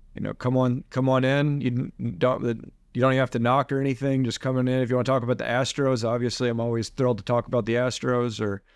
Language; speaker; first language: English; native; English